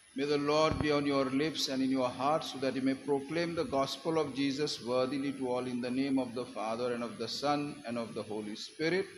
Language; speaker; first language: English; non-native, local second language; Marathi